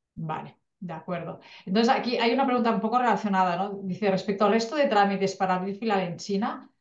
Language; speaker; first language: Spanish; non-native, local second language; Catalan